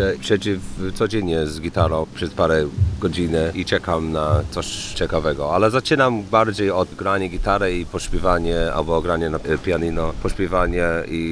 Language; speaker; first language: Polish; non-native, learner; English